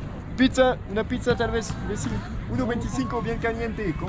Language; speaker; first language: Spanish; non-native, learner; French